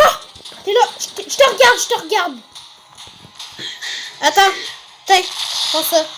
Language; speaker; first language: French; native; French